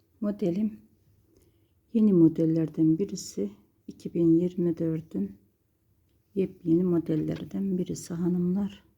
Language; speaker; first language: Turkish; native; Turkish